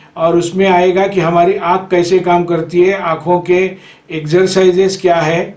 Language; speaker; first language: Hindi; non-native, local second language; Marathi